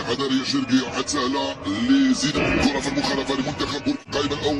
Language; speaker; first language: Arabic; native; Arabic